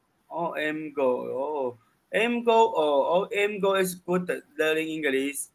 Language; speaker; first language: English; non-native, learner; Chinese